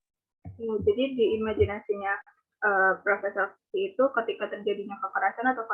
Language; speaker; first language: Indonesian; native; Indonesian